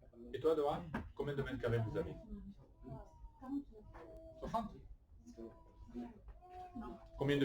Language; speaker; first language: French; native; French